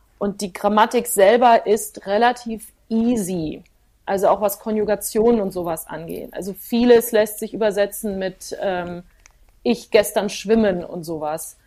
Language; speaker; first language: German; early bilingual, other home language; Plautdietsch